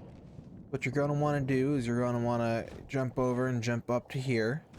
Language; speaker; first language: English; native; English